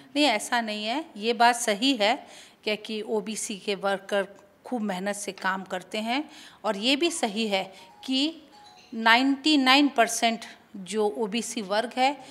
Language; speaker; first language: Hindi; native; Hindi